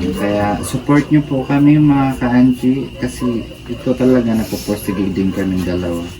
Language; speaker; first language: Filipino; non-native, local second language; Bikol